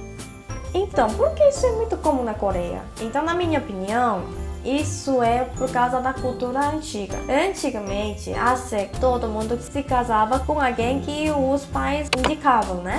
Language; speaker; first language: Portuguese; non-native, fluent; Korean